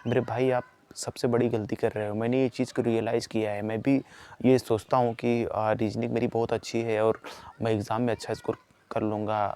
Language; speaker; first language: Hindi; native; Hindi